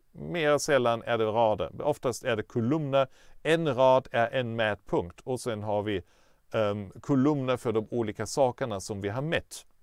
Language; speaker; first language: Swedish; non-native, fluent; German